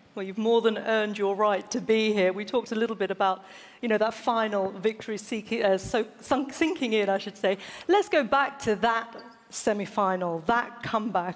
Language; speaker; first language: English; native; English